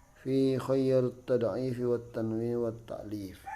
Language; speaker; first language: Arabic; non-native, fluent; Indonesian